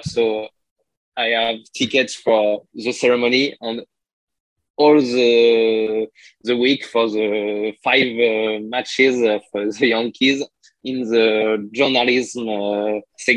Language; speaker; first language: English; non-native, learner; French